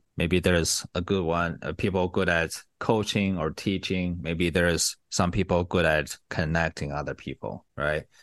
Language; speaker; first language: English; non-native, fluent; Chinese